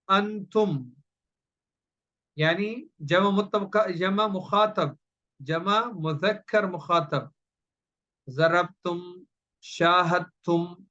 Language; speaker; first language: Arabic; non-native, fluent; Urdu